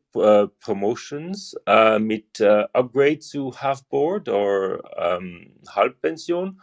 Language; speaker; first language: German; non-native, learner; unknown